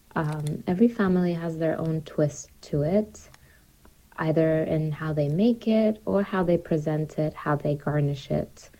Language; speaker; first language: English; non-native, fluent; Turkish